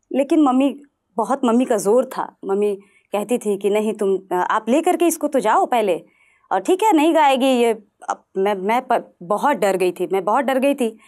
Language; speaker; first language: Hindi; non-native, local second language; Bhojpuri